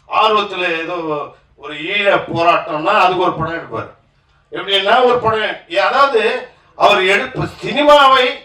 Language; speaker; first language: Tamil; native; Tamil